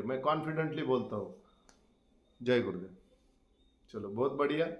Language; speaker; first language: Hindi; non-native, local second language; Marathi